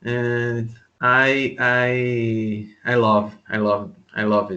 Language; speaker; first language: English; non-native, learner; Portuguese